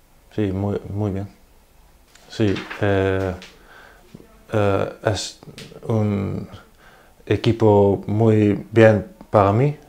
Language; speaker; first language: Spanish; non-native, learner; Dutch